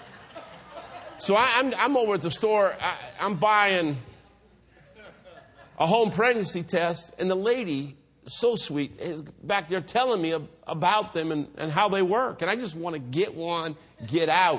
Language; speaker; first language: English; native; English